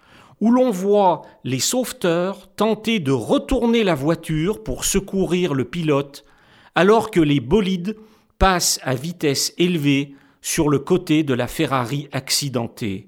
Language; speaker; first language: French; native; French